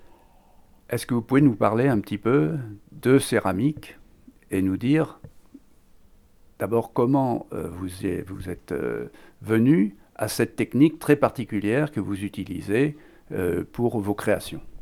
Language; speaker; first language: French; native; French